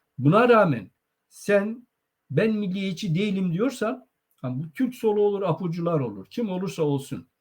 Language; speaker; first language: Turkish; non-native, local second language; Zaza